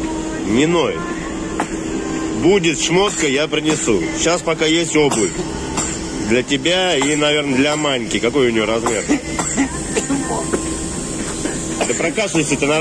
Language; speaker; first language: Russian; native; Russian